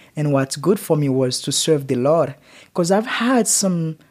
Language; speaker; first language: English; non-native, learner; Haitian Creole